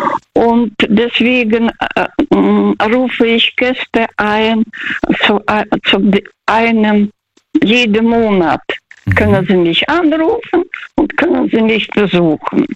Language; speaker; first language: German; non-native, learner; Russian